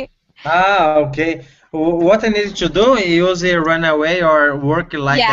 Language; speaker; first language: English; non-native, learner; Spanish